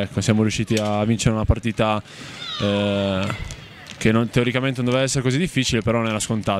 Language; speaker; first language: Italian; native; Italian